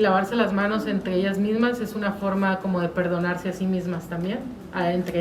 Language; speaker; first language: Spanish; native; Spanish